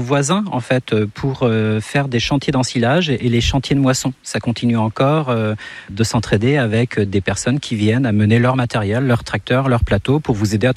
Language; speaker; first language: French; native; French